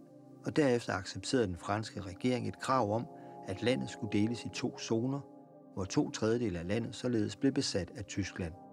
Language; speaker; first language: Danish; native; Danish